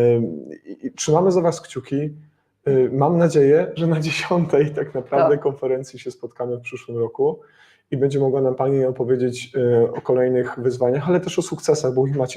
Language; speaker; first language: Polish; native; Polish